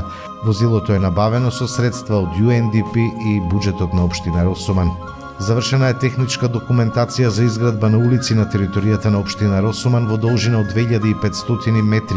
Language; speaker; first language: Macedonian; native; Macedonian